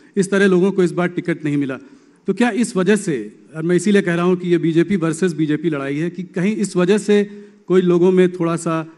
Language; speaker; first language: Hindi; native; Hindi